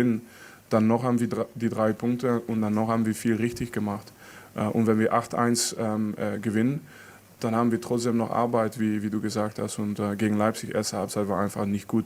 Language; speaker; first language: German; non-native, fluent; French